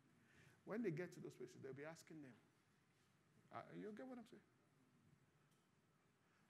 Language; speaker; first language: English; non-native, local second language; Yoruba